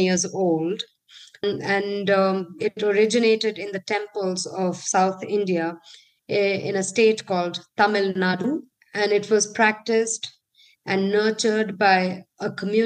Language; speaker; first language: English; non-native, local second language; Hindi